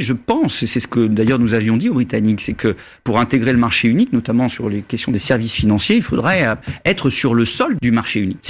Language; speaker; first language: French; native; French